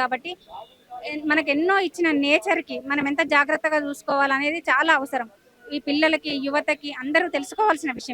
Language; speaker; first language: Telugu; native; Telugu